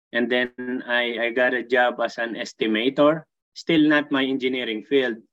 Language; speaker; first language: English; non-native, local second language; Filipino